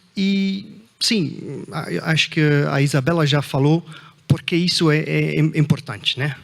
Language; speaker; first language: Portuguese; non-native, fluent; Dutch